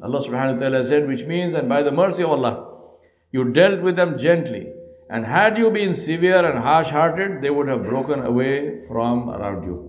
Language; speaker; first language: English; non-native, local second language; Urdu